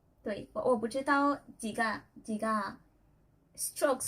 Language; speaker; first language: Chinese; non-native, learner; Spanish